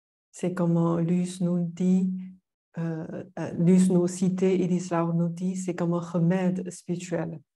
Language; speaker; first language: French; non-native, fluent; Chinese